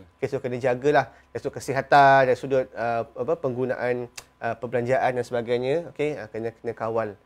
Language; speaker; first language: Malay; native; Malay